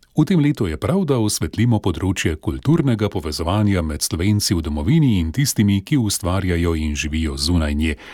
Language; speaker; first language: Slovenian; native; Slovenian